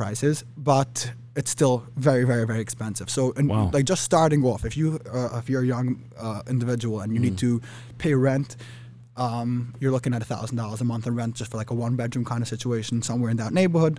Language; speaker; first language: English; early bilingual, other home language; Yiddish